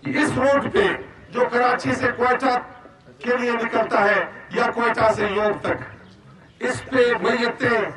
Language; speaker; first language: Urdu; non-native, local second language; Baluchi